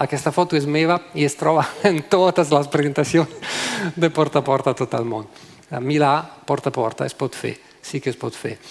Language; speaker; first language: Catalan; non-native, fluent; Italian